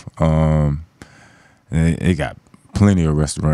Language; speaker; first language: English; native; English